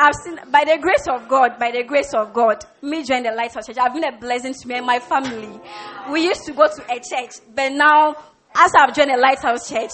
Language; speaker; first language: English; non-native, local second language; Ewe